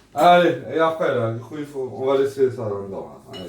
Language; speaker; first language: French; native; French